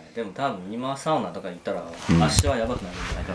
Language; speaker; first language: Japanese; non-native, fluent; Chinese